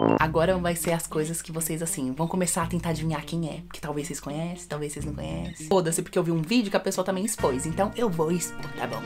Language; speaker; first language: Portuguese; early bilingual, heritage; Portuguese